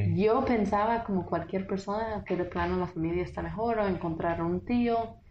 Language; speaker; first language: Spanish; non-native, fluent; English